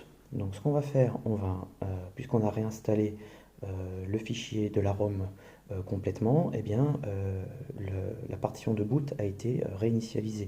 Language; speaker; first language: French; native; French